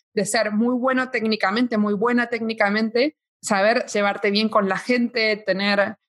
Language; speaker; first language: Spanish; native; Spanish